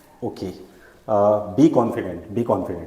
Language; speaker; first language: English; non-native, local second language; Hindi